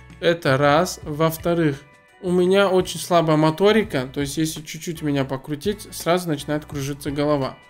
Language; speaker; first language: Russian; early bilingual, other home language; Azerbaijani